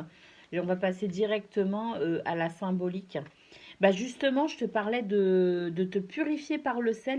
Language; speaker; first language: French; native; French